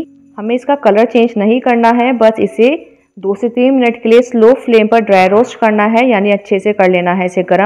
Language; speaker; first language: Hindi; native; Hindi